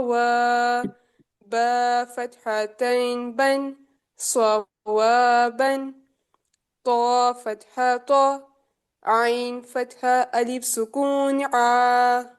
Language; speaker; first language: Arabic; non-native, learner; Urdu